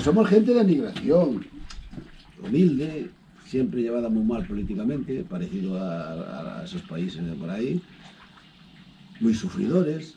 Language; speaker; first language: Spanish; non-native, local second language; Galician